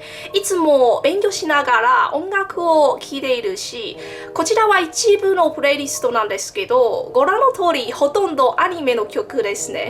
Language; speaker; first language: Japanese; non-native, learner; Min Nan Chinese